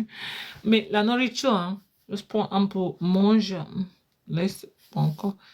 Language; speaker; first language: French; non-native, fluent; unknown